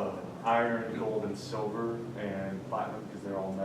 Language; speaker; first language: English; native; English